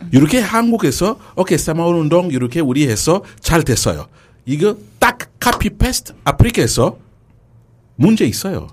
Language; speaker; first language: Korean; non-native, learner; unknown